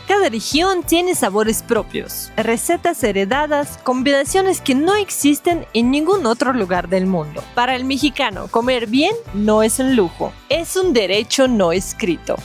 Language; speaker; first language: Spanish; non-native, fluent; Russian